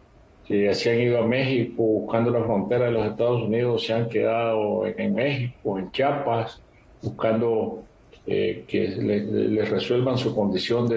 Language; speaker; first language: Spanish; native; Spanish